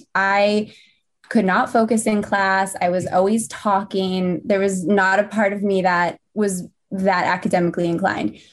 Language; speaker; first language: English; native; English